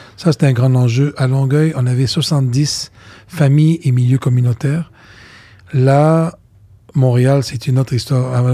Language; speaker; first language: French; non-native, local second language; Arabic